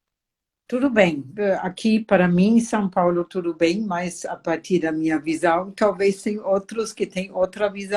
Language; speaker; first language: Portuguese; non-native, fluent; German